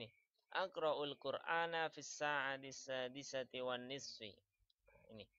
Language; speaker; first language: Arabic; non-native, fluent; Indonesian